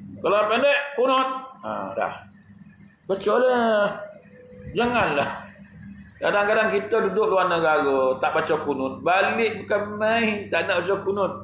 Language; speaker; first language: Malay; native; Malay